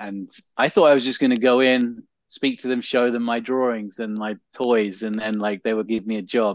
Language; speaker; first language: English; native; English